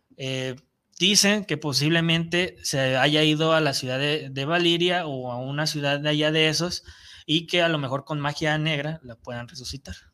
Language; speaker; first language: Spanish; native; Spanish